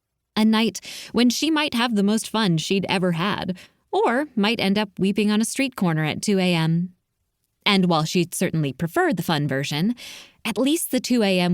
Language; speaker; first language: English; native; English